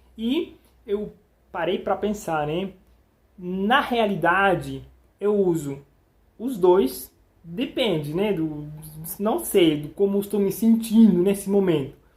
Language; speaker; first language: Portuguese; non-native, fluent; Spanish